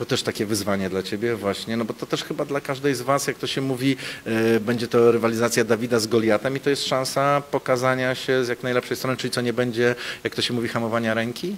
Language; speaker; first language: Polish; native; Polish